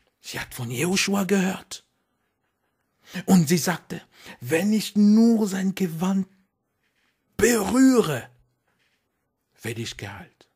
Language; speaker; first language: German; non-native, fluent; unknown